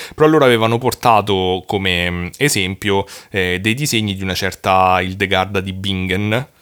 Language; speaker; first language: Italian; native; Italian